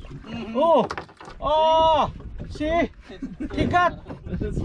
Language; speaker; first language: English; non-native, learner; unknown